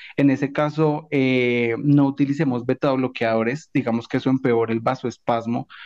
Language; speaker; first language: Spanish; native; Spanish